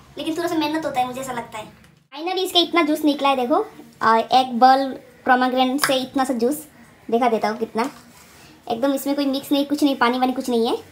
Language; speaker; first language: Hindi; non-native, local second language; Bangla